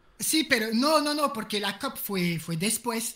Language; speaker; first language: Spanish; non-native, learner; French